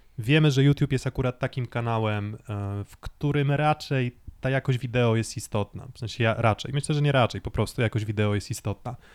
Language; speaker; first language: Polish; native; Polish